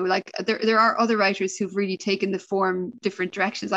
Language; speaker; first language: English; native; English